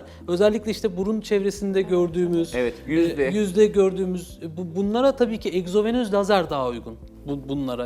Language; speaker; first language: Turkish; native; Turkish